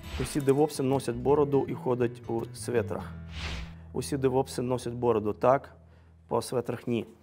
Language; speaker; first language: Ukrainian; non-native, local second language; Russian